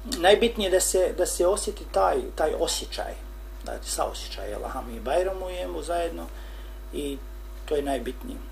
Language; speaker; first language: Croatian; non-native, fluent; Albanian